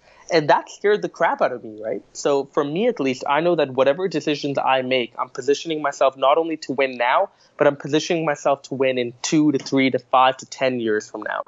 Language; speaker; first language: English; native; English